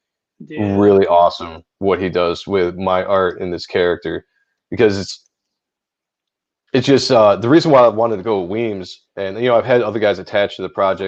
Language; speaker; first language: English; native; English